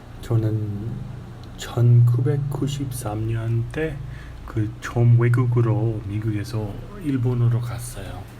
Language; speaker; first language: Korean; non-native, learner; English